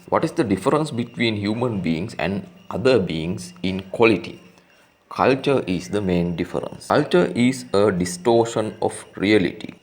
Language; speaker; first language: English; non-native, local second language; Sinhala